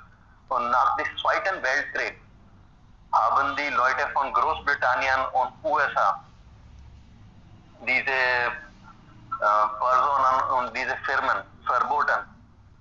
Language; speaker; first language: German; non-native, fluent; Hindi